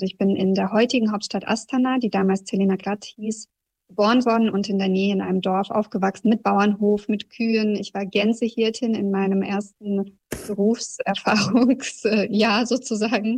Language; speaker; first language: German; early bilingual, other home language; Russian